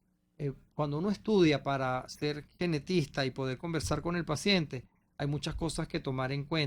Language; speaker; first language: Spanish; native; Spanish